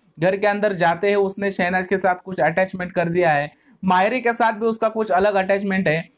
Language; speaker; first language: Hindi; non-native, local second language; Marathi